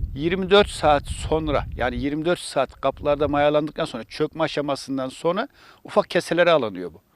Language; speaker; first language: Turkish; native; Turkish